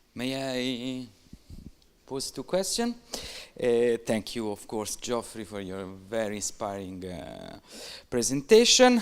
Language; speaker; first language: English; non-native, fluent; Italian